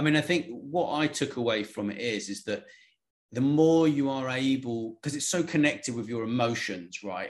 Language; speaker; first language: English; native; English